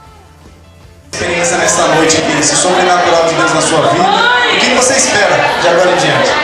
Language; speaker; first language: Portuguese; native; Portuguese